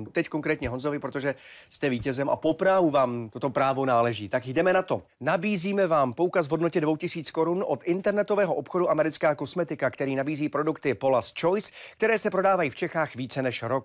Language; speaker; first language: Czech; native; Czech